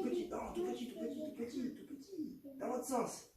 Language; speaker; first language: French; native; French